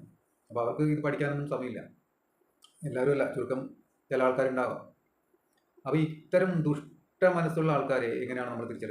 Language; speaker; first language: Malayalam; native; Malayalam